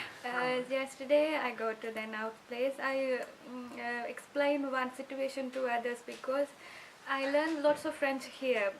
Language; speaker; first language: English; non-native, learner; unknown